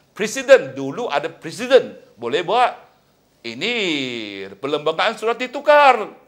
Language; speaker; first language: Malay; non-native, local second language; Chinese